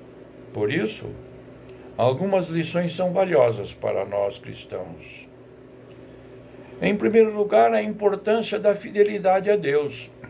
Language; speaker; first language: Portuguese; native; Portuguese